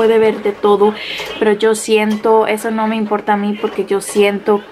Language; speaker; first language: Spanish; early bilingual, heritage; Spanish